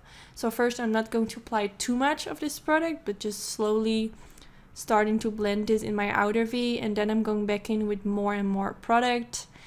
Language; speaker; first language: English; non-native, fluent; Dutch